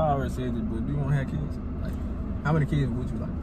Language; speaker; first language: English; native; English